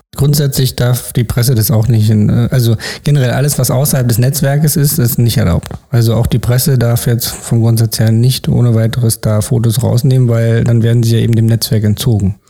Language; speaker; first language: German; native; German